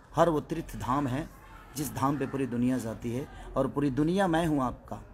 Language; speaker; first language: Hindi; native; Hindi